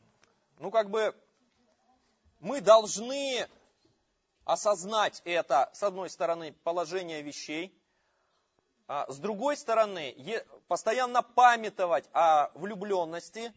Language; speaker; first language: Russian; native; Russian